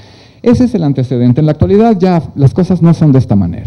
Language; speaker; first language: Spanish; native; Spanish